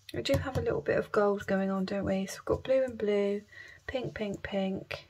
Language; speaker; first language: English; native; English